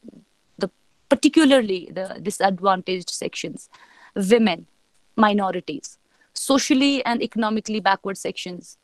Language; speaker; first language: English; non-native, local second language; Kashmiri